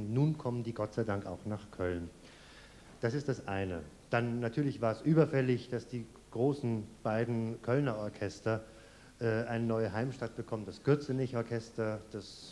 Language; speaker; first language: German; native; German